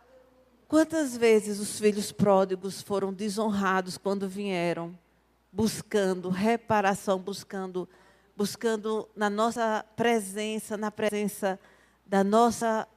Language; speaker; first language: Portuguese; native; Portuguese